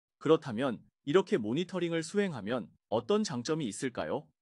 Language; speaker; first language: Korean; native; Korean